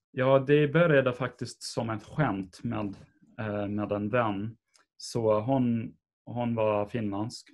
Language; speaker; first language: Swedish; non-native, fluent; English